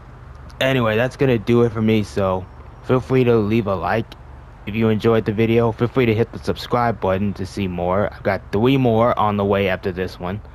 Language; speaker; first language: English; native; English